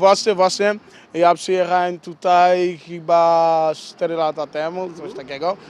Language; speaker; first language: Polish; non-native, learner; Portuguese